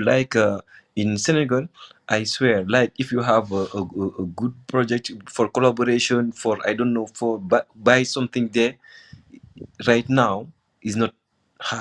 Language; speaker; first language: English; non-native, local second language; Wolof